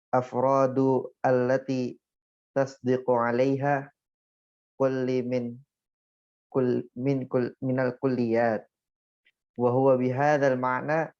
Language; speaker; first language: Arabic; non-native, learner; Indonesian